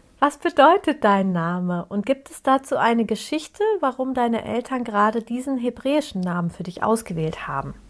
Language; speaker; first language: German; early bilingual, other home language; Turkish